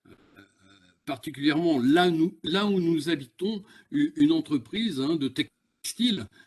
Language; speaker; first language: French; native; French